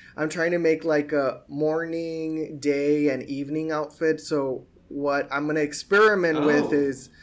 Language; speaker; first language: English; native; English